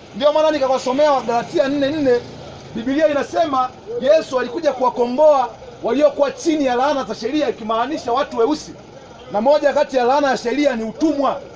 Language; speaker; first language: Swahili; native; Swahili